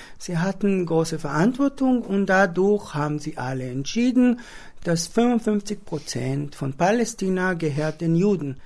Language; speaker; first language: German; non-native, fluent; Hebrew